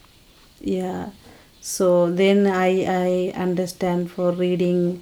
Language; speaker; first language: English; non-native, learner; Tamil